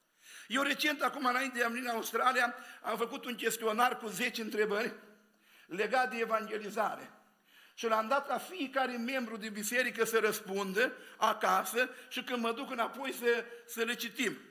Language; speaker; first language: Romanian; native; Romanian